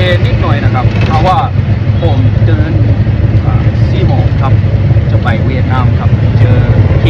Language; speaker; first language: Thai; non-native, learner; English